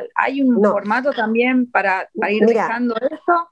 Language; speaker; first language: Spanish; native; Spanish